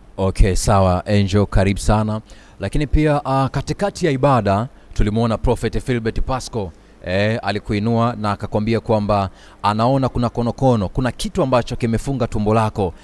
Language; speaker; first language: Swahili; native; Swahili